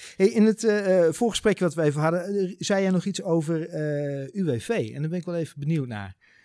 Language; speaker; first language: Dutch; native; Dutch